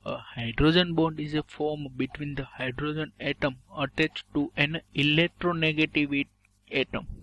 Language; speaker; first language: English; non-native, local second language; Gujarati